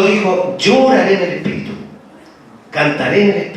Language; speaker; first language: Spanish; native; Spanish